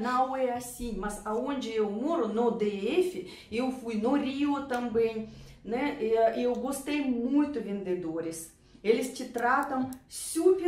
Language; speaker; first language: Portuguese; non-native, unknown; Russian